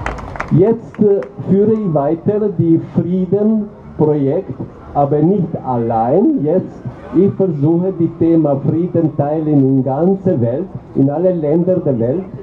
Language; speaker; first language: German; non-native, learner; Albanian